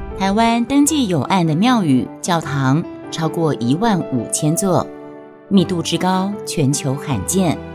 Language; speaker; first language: Chinese; native; Chinese